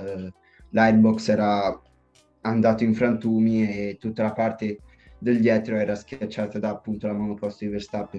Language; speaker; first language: Italian; native; Italian